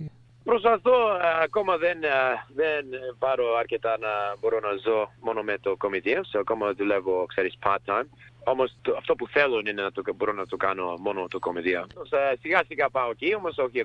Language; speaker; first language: Greek; early bilingual, heritage; English